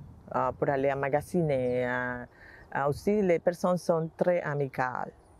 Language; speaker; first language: French; non-native, learner; Spanish